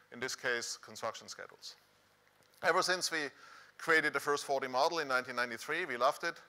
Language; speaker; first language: English; non-native, fluent; Swiss German